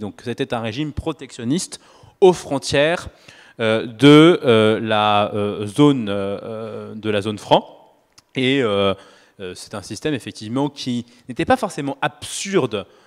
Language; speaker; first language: French; native; French